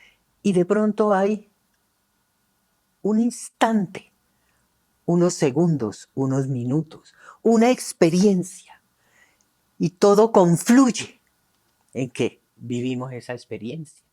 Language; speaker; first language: Spanish; native; Spanish